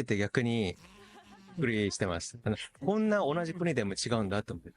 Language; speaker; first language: Japanese; non-native, fluent; Korean